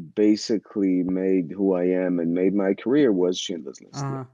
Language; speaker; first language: English; early bilingual, other home language; Russian